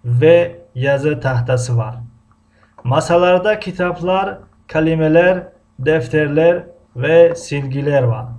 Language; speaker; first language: Turkish; non-native, fluent; Tajik